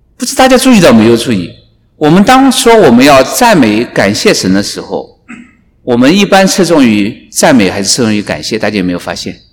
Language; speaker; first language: Chinese; native; Chinese